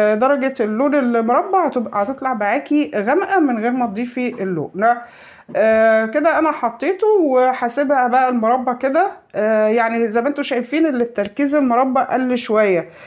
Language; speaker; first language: Arabic; native; Arabic